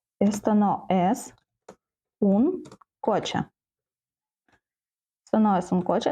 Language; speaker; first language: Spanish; non-native, fluent; Ukrainian